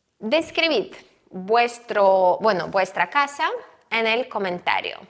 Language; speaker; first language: Spanish; non-native, fluent; Ukrainian